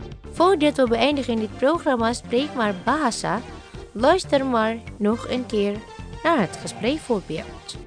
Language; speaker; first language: Dutch; non-native, fluent; Indonesian